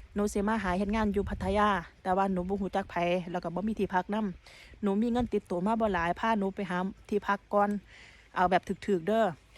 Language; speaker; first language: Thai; native; Thai